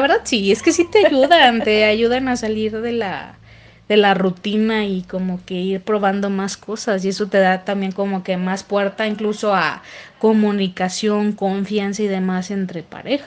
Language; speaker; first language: Spanish; native; Spanish